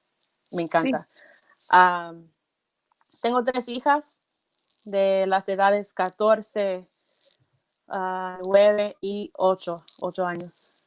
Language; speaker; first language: Spanish; non-native, fluent; English